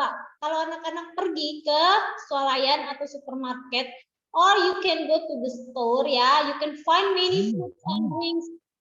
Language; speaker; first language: English; non-native, learner; Indonesian